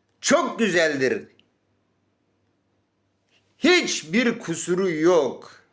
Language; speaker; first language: Turkish; native; Turkish